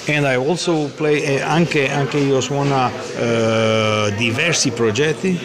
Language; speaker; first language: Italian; non-native, learner; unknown